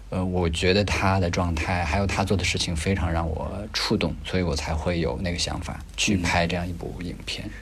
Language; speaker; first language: Chinese; native; Chinese